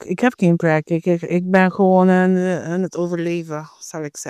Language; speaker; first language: Dutch; non-native, fluent; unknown